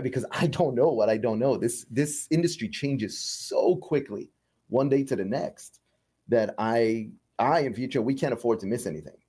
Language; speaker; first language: English; native; English